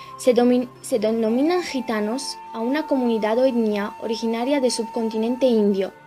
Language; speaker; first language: Spanish; non-native, fluent; Romanian